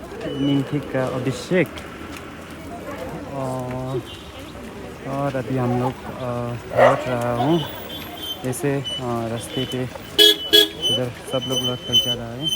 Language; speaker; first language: Hindi; non-native, local second language; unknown